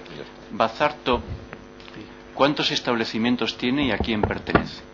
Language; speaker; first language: Spanish; native; Spanish